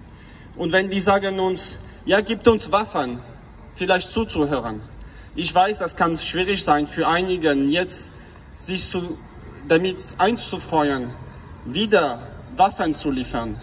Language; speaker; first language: German; non-native, fluent; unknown